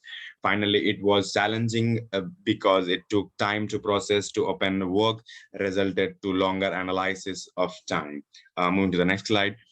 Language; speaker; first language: English; non-native, local second language; Urdu